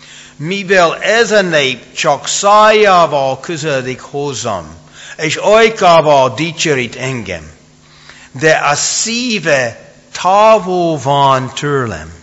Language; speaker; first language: Hungarian; non-native, fluent; English